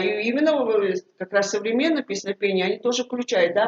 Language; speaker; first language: Russian; native; Russian